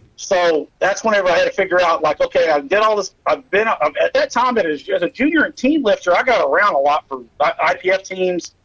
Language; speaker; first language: English; native; English